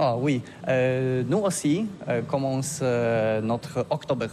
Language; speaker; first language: French; non-native, learner; Polish